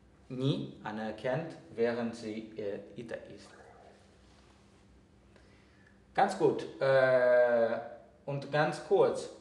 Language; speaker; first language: German; non-native, fluent; Greek